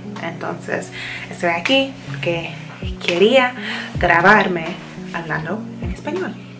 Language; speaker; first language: Spanish; non-native, learner; English